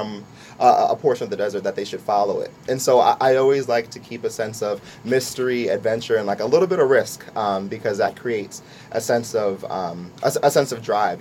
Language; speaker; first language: English; native; English